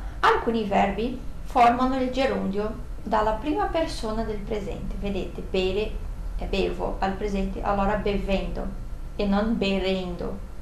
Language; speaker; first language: Italian; non-native, fluent; Portuguese